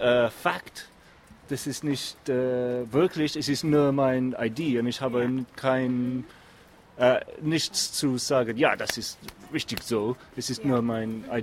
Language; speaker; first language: German; non-native, learner; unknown